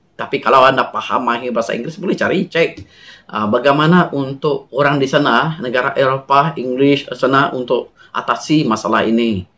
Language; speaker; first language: Malay; non-native, local second language; Iban